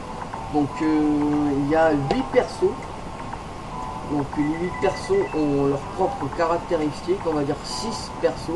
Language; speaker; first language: French; native; French